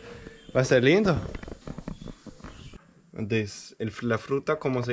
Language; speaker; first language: Spanish; non-native, learner; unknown